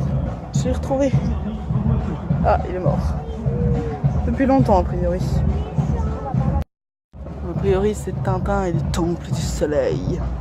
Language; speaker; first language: French; native; French